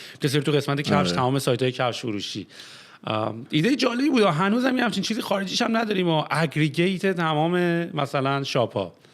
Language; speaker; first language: Persian; early bilingual, heritage; Persian